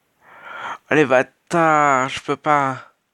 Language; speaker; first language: French; native; French